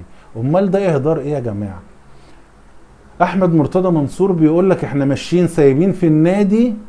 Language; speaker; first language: Arabic; native; Arabic